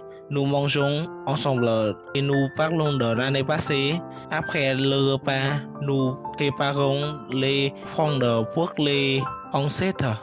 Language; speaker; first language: French; non-native, learner; Vietnamese